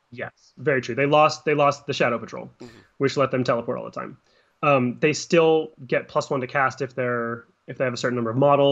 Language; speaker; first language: English; native; English